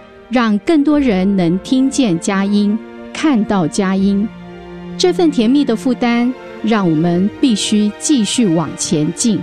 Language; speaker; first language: Chinese; native; Chinese